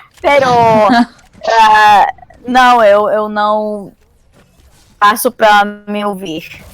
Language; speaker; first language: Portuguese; non-native, learner; Spanish